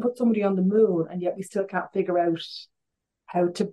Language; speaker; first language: English; native; English